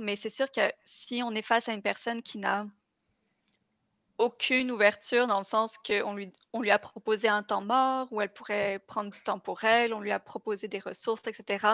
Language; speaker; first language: French; native; French